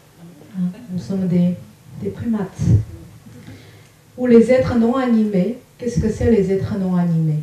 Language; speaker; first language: French; non-native, fluent; Chinese